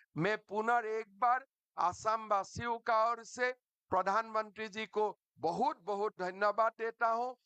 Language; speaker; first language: Hindi; non-native, local second language; Assamese